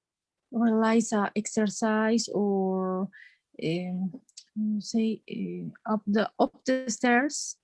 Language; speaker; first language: English; non-native, learner; Spanish